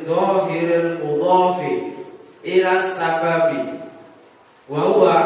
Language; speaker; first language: Arabic; non-native, learner; Indonesian